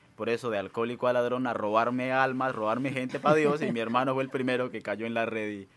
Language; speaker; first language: Spanish; native; Spanish